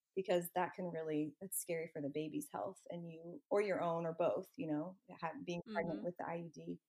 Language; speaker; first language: English; native; English